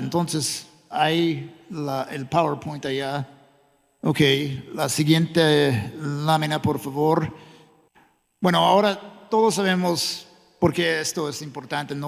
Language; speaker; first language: Spanish; non-native, fluent; English